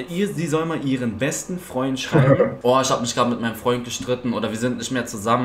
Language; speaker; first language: German; native; German